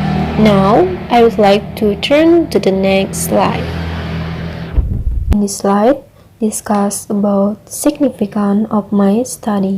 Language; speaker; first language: English; non-native, learner; Indonesian